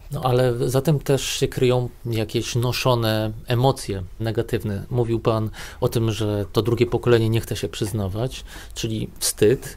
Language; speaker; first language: Polish; native; Polish